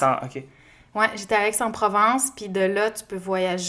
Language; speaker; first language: French; native; French